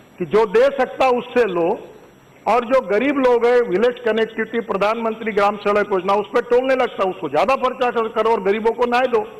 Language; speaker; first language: Hindi; non-native, local second language; Marathi